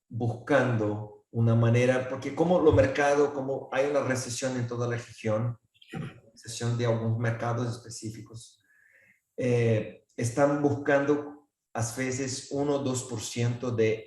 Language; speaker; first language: Spanish; non-native, fluent; Portuguese